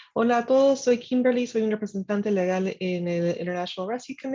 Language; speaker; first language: Spanish; non-native, fluent; English